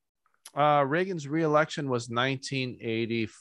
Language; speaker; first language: English; native; English